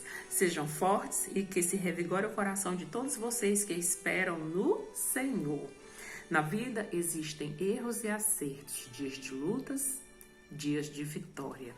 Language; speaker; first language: Portuguese; native; Portuguese